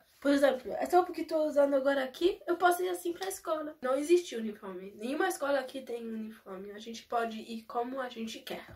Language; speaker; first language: Portuguese; early bilingual, heritage; Portuguese